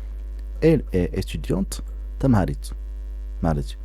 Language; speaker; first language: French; non-native, fluent; Tigrinya